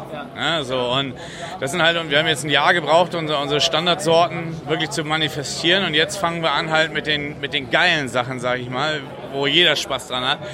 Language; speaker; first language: German; native; German